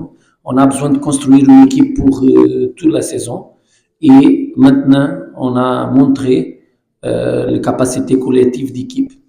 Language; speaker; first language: French; non-native, learner; Portuguese